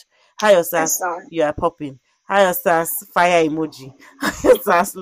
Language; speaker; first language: English; non-native, local second language; Yoruba